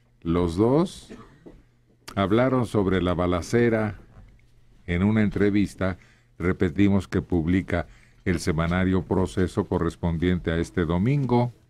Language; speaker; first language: Spanish; native; Spanish